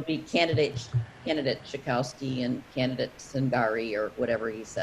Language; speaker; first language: English; native; English